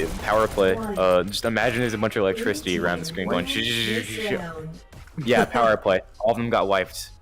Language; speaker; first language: English; native; English